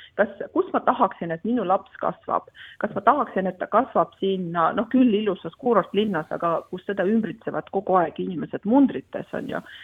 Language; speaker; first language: Estonian; non-native, local second language; Russian